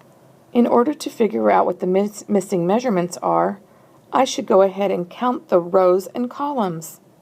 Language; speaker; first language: English; native; English